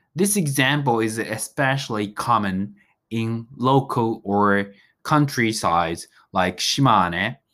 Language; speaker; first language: English; non-native, fluent; Japanese